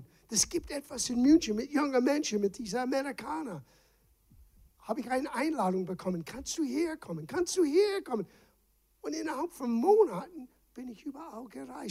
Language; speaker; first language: German; non-native, fluent; English